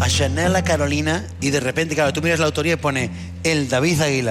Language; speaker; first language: Spanish; native; Spanish